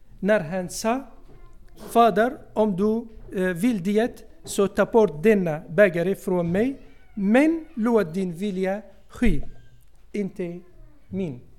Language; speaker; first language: Swedish; non-native, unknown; Arabic